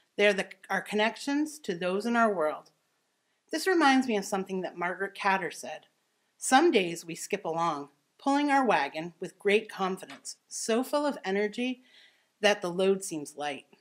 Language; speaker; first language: English; native; English